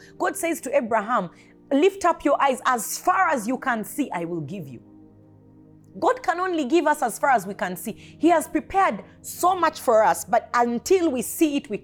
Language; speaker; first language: English; non-native, local second language; Ganda